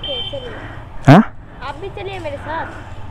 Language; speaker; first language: Hindi; native; Hindi